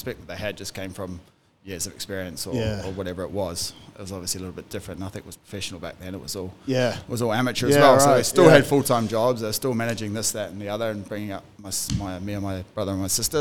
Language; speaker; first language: English; native; English